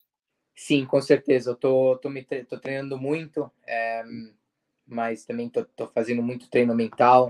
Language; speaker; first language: Portuguese; early bilingual, heritage; Portuguese